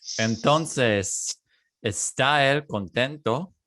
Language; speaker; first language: Spanish; non-native, fluent; English